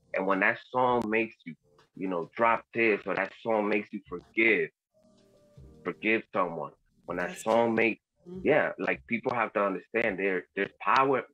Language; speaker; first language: English; early bilingual, other home language; Spanish